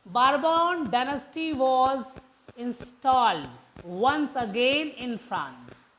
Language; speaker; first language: English; non-native, local second language; Hindi